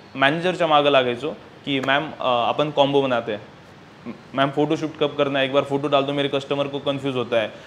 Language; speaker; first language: Hindi; non-native, local second language; Marathi